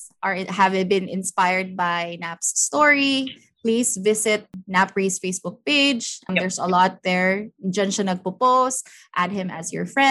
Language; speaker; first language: English; non-native, local second language; Cebuano